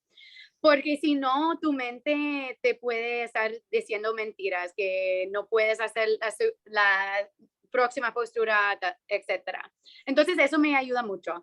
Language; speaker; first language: Spanish; non-native, fluent; English